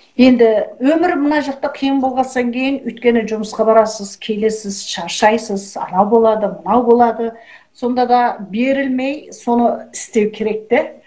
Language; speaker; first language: Kazakh; early bilingual, heritage; Kazakh